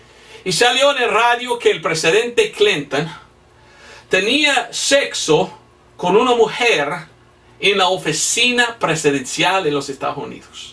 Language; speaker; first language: Spanish; non-native, fluent; English